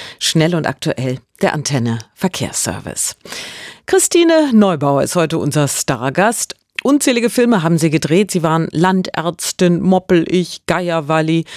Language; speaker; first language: German; native; German